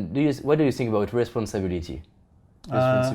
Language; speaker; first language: English; non-native, fluent; French